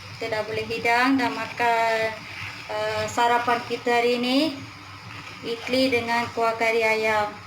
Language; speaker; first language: Malay; non-native, local second language; Tamil